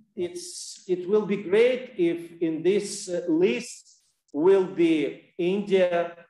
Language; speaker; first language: English; non-native, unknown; Ukrainian